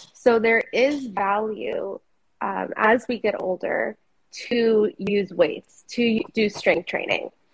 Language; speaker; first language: English; early bilingual, other home language; Spanish